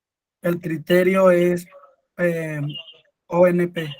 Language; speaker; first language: Spanish; native; Spanish